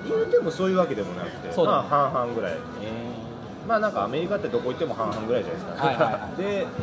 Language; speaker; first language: Japanese; early bilingual, other home language; English